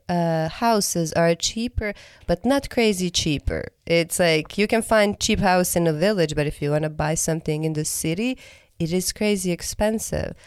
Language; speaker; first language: English; non-native, fluent; Croatian